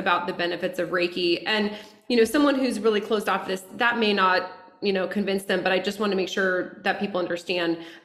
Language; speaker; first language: English; native; English